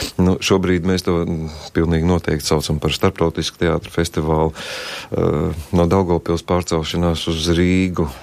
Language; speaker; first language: Latvian; native; Latvian